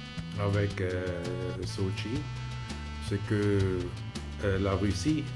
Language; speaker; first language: French; non-native, fluent; German